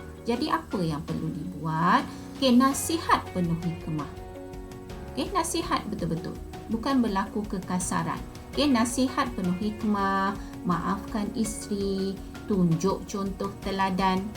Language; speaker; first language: Malay; native; Malay